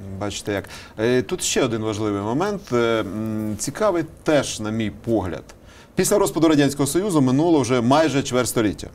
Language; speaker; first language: Ukrainian; native; Ukrainian